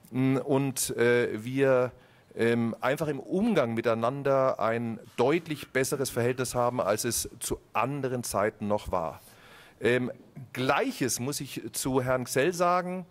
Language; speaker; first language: German; native; German